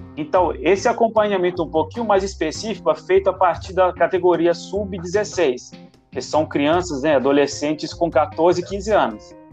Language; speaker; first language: Portuguese; non-native, fluent; Italian